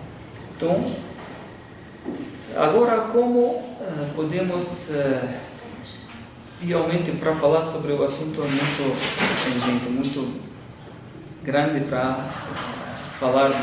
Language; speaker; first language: Portuguese; non-native, fluent; Arabic